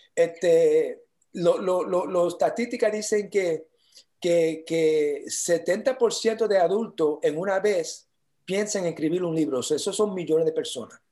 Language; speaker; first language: Spanish; early bilingual, heritage; Spanish